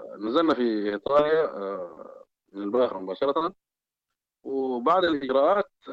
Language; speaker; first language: Arabic; native; Arabic